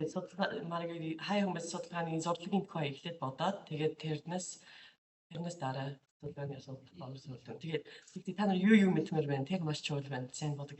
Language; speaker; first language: Mongolian; non-native, fluent; English